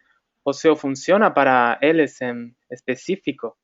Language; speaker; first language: Portuguese; non-native, fluent; Spanish